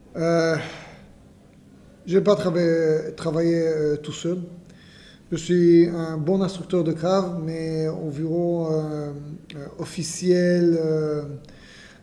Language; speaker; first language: French; non-native, fluent; Hebrew